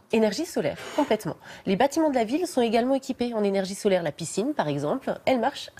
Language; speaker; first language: French; native; French